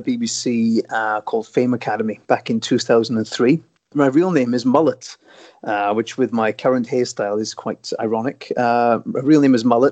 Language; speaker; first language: English; native; English